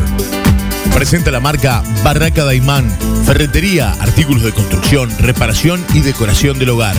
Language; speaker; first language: Spanish; native; Spanish